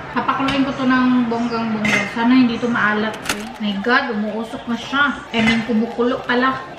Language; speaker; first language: Filipino; non-native, local second language; Cebuano